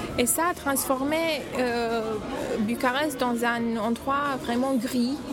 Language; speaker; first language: French; non-native, learner; Romanian